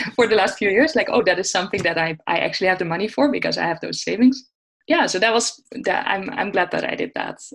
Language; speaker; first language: English; non-native, fluent; Dutch